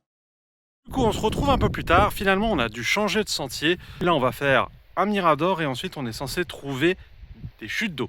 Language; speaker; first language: French; native; French